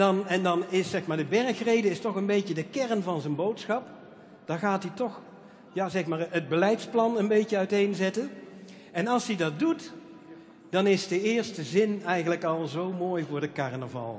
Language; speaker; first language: Dutch; native; Dutch